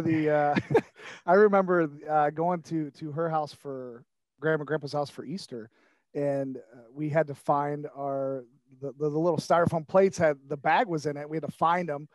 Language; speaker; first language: English; native; English